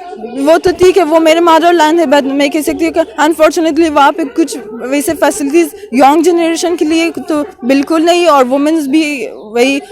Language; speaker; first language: Hindi; non-native, fluent; Persian